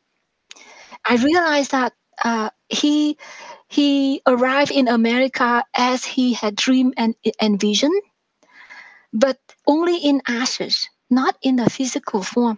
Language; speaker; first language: English; non-native, fluent; Vietnamese